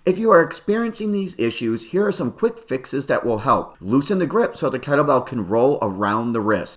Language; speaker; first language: English; native; English